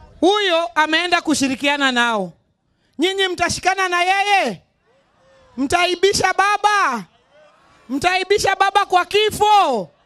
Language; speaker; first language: Swahili; non-native, local second language; Luo (Kenya and Tanzania)